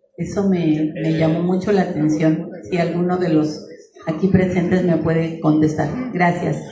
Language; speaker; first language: Spanish; native; Spanish